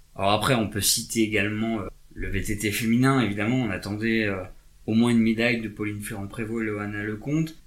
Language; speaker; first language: French; native; French